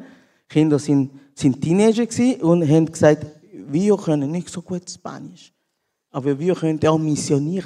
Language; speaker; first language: German; non-native, learner; Spanish